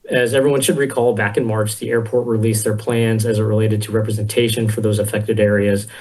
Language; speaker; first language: English; native; English